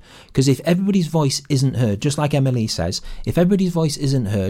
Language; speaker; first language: English; native; English